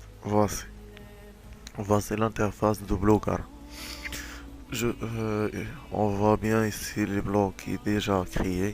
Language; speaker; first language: French; non-native, local second language; Arabic